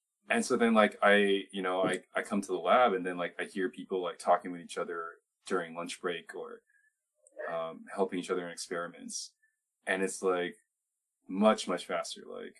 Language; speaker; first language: English; early bilingual, other home language; Chinese